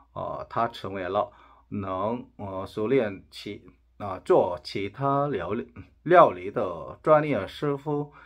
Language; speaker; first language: Chinese; non-native, learner; Korean